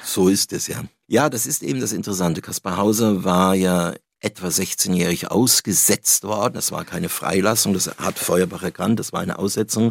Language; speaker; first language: German; native; German